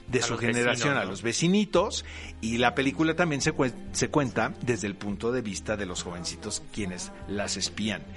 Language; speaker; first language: Spanish; native; Spanish